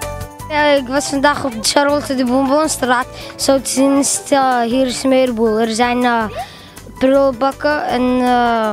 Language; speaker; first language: Dutch; early bilingual, other home language; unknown